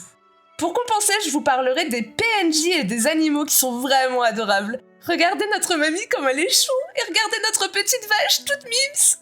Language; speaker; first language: French; native; French